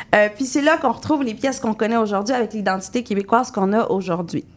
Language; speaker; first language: French; native; French